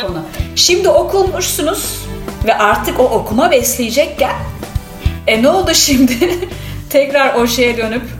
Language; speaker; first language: Turkish; native; Turkish